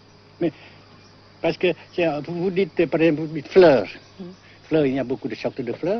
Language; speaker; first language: French; non-native, local second language; Vietnamese